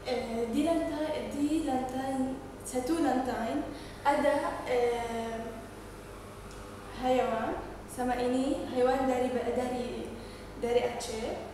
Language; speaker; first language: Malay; non-native, learner; Arabic